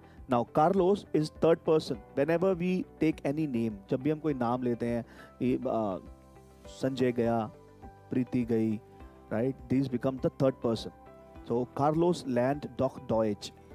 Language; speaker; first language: English; non-native, local second language; Hindi